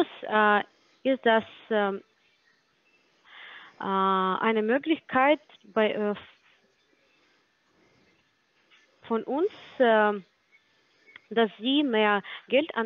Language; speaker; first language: German; non-native, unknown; Polish